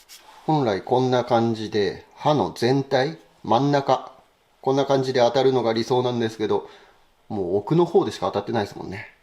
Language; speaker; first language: Japanese; native; Japanese